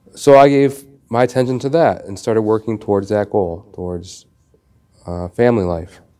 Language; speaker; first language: English; native; English